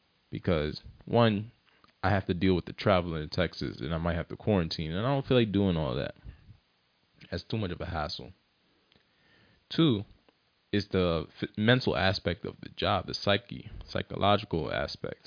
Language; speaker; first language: English; native; English